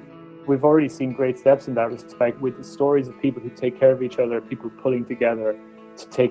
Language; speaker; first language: English; native; English